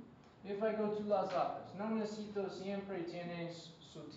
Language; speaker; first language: Spanish; non-native, learner; English